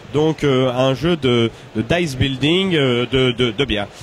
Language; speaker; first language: French; native; French